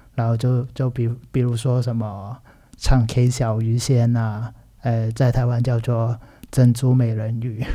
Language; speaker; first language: Chinese; non-native, local second language; Cantonese